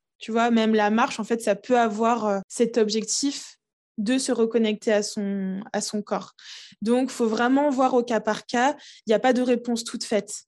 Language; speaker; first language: French; early bilingual, other home language; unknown